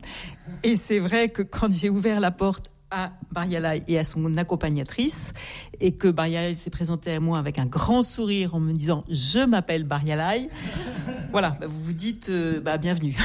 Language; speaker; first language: French; native; French